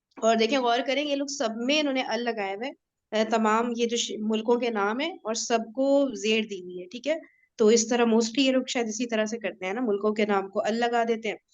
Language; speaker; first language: Urdu; native; Urdu